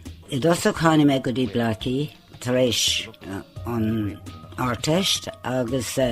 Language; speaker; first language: Irish; non-native, local second language; English